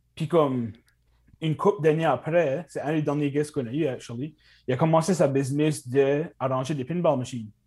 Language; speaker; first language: French; native; French